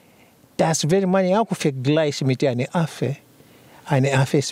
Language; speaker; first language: German; non-native, fluent; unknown